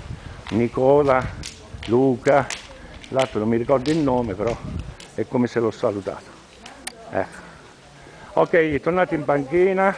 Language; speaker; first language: Italian; native; Italian